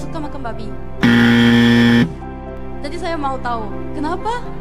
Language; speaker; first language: Indonesian; non-native, fluent; Korean